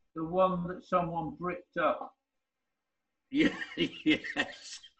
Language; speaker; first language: English; native; English